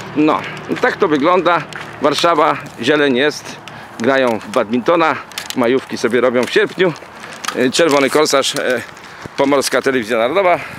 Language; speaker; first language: Polish; native; Polish